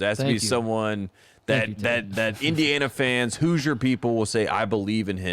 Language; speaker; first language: English; native; English